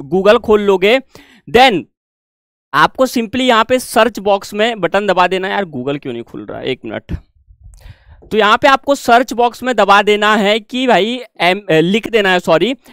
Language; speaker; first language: Hindi; native; Hindi